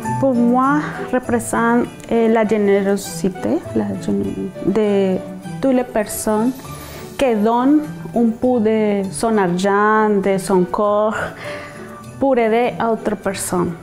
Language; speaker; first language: French; non-native, learner; Spanish